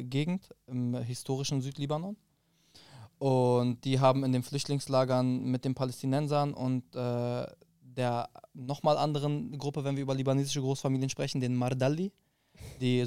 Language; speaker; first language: German; early bilingual, other home language; Arabic